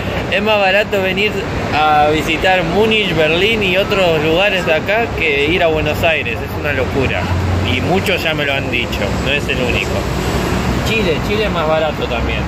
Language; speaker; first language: Spanish; native; Spanish